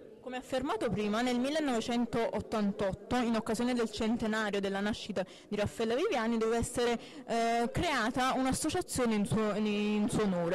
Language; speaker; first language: Italian; native; Italian